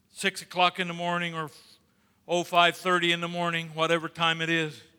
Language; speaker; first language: English; native; English